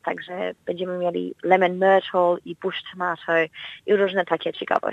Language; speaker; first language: Polish; early bilingual, heritage; Polish